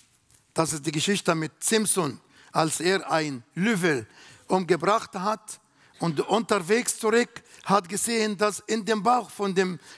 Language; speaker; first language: German; non-native, learner; Arabic